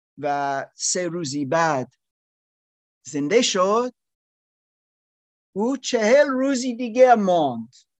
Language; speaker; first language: Persian; non-native, learner; German